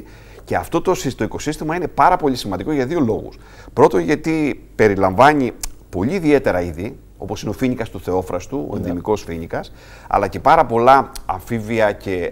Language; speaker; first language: Greek; native; Greek